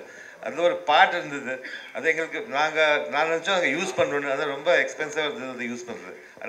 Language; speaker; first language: Tamil; early bilingual, heritage; Tamil